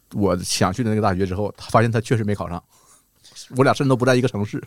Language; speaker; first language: Chinese; native; Chinese